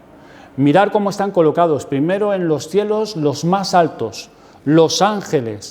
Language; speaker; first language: Spanish; native; Spanish